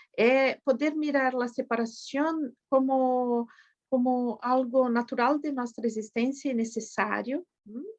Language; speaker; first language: Spanish; non-native, fluent; Portuguese